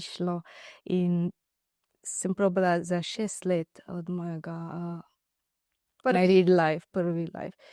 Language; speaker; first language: Slovenian; non-native, learner; Divehi